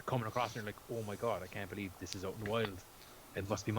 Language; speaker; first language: English; native; English